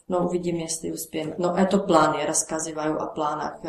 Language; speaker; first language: Russian; non-native, learner; Czech